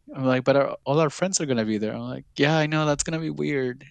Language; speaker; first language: English; non-native, fluent; Spanish